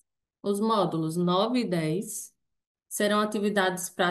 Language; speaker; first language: Portuguese; native; Portuguese